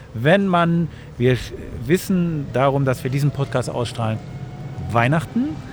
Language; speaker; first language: German; native; German